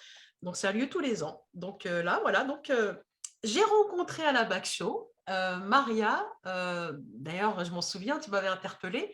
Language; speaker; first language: French; native; French